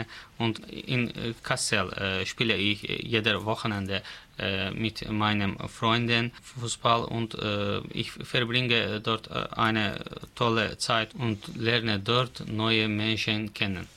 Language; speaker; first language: German; non-native, fluent; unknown